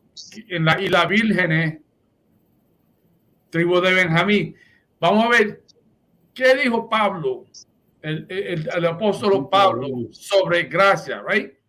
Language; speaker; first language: Spanish; early bilingual, heritage; Spanish